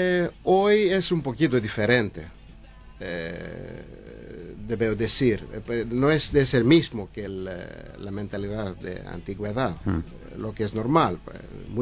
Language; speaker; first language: Spanish; non-native, learner; Greek